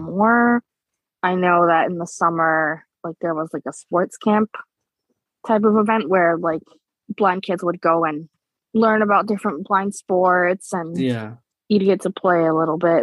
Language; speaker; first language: English; early bilingual, other home language; Spanish